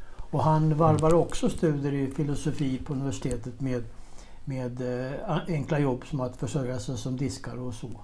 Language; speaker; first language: Swedish; native; Swedish